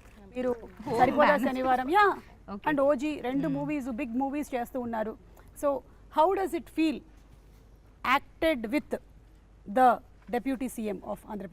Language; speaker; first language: Telugu; native; Telugu